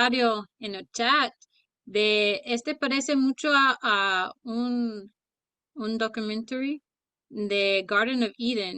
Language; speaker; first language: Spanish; early bilingual, heritage; Spanish